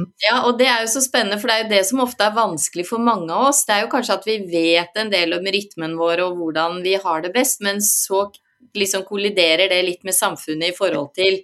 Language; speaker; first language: Norwegian; native; Norwegian